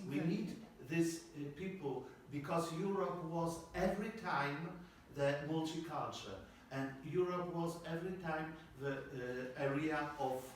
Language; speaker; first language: English; non-native, learner; Polish